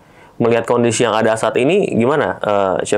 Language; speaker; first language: Indonesian; native; Indonesian